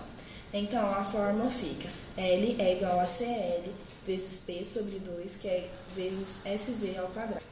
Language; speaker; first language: Portuguese; native; Portuguese